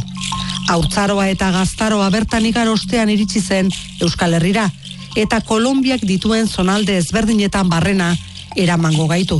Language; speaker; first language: Basque; native; Basque